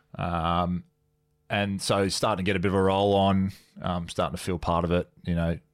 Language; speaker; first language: English; native; English